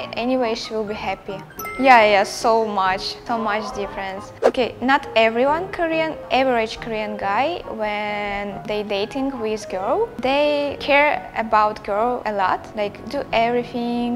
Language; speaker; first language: English; non-native, fluent; Russian